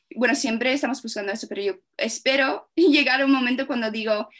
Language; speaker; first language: Spanish; non-native, fluent; English